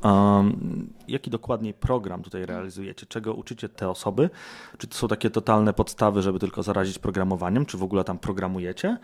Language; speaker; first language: Polish; native; Polish